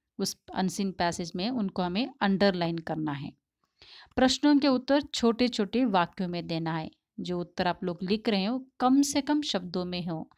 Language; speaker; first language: Hindi; non-native, local second language; Tamil